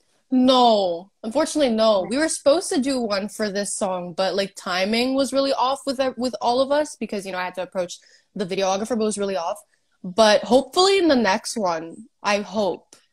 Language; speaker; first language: English; native; English